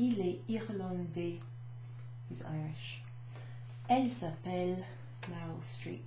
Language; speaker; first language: French; non-native, fluent; English